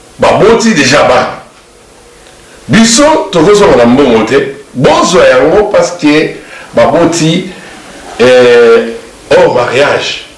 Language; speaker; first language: Lingala; non-native, local second language; Kongo